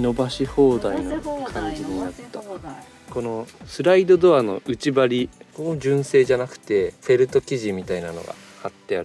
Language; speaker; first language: Japanese; native; Japanese